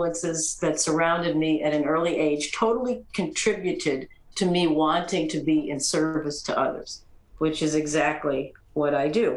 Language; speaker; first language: English; native; English